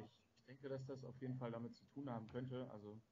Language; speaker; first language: German; native; German